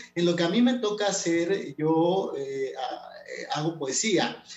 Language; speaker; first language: Spanish; non-native, local second language; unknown